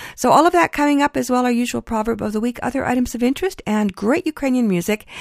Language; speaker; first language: English; early bilingual, other home language; Ukrainian